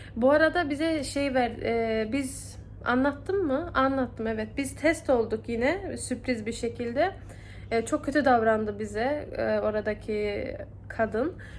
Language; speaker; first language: Turkish; early bilingual, heritage; Turkish